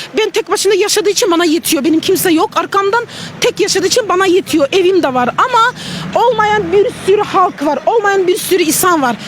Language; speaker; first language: Turkish; non-native, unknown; Russian